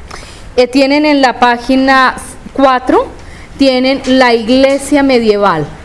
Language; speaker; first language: Spanish; native; Spanish